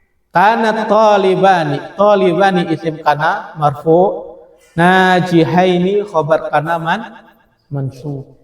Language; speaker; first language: Arabic; non-native, fluent; Indonesian